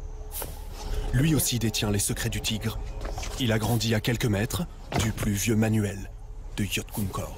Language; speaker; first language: French; native; French